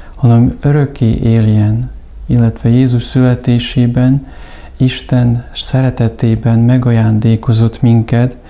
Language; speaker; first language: Hungarian; non-native, local second language; Ukrainian